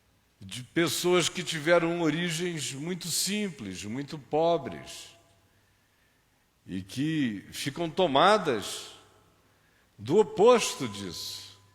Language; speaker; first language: Portuguese; native; Portuguese